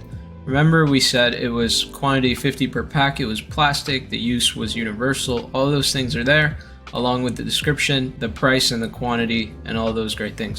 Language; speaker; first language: English; native; English